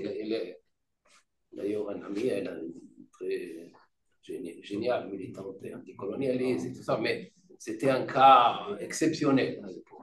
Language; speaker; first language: French; non-native, fluent; Hebrew